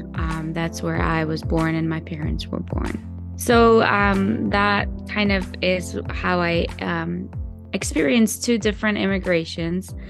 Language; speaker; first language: English; early bilingual, other home language; Hebrew